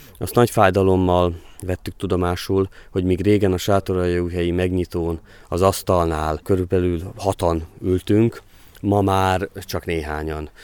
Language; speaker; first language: Hungarian; native; Hungarian